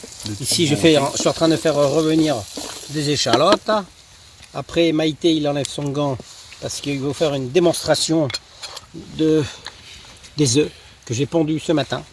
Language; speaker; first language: French; native; French